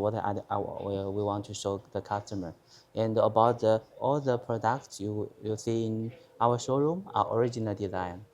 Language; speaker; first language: English; non-native, learner; Chinese